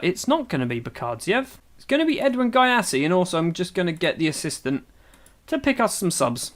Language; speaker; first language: English; native; English